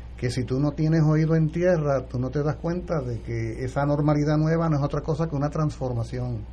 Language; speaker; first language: Spanish; native; Spanish